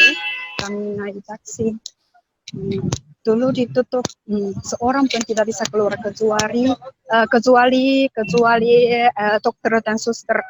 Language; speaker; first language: Indonesian; non-native, learner; Chinese